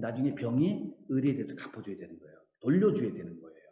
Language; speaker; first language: Korean; native; Korean